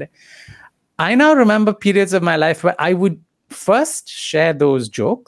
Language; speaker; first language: English; non-native, local second language; Tamil